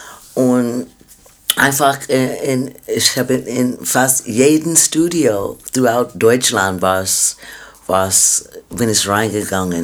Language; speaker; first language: German; non-native, fluent; English